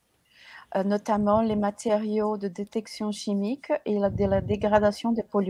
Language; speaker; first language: French; non-native, fluent; Portuguese